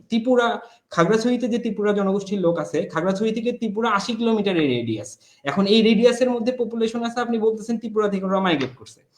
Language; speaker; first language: Bangla; non-native, local second language; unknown